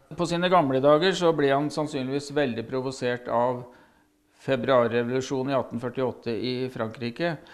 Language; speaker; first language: Norwegian; native; Norwegian